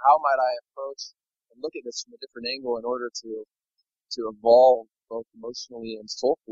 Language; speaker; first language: English; native; English